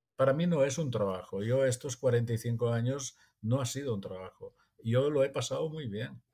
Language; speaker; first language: Spanish; non-native, fluent; Italian